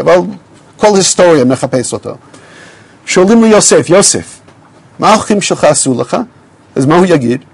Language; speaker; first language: Hebrew; non-native, fluent; English